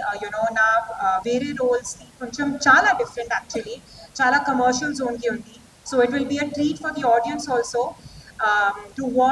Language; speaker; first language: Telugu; non-native, local second language; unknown